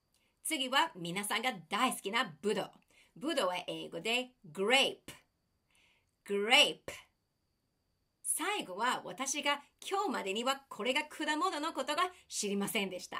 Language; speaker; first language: Japanese; non-native, fluent; English